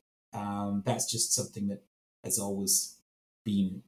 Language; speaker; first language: English; native; English